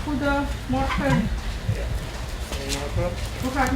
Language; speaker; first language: Dutch; non-native, local second language; Caribbean Hindustani